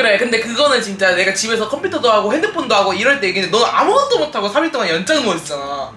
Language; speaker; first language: Korean; native; Korean